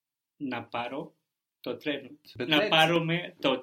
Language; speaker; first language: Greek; non-native, learner; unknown